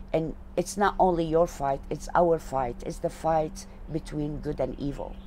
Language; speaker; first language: English; non-native, fluent; Arabic